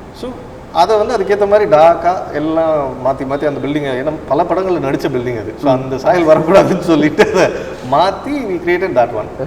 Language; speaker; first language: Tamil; native; Tamil